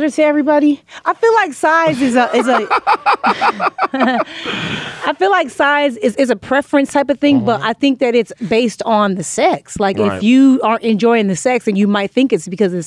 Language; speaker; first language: English; native; English